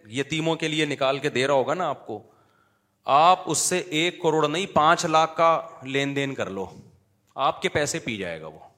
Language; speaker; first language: Urdu; native; Urdu